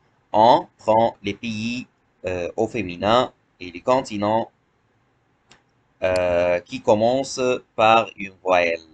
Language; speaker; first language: French; non-native, fluent; Arabic